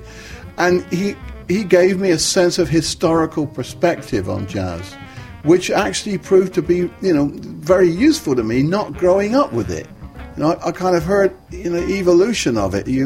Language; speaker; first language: English; native; English